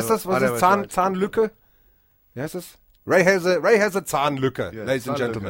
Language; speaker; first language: German; native; German